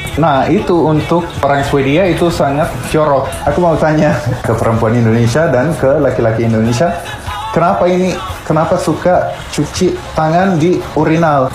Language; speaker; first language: Indonesian; non-native, fluent; Swedish